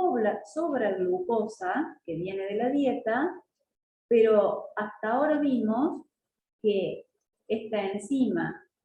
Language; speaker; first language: Spanish; native; Spanish